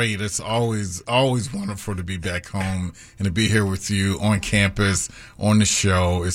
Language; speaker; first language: English; native; English